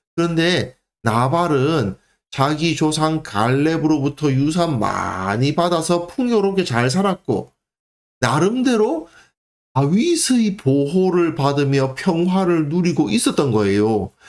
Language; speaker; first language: Korean; native; Korean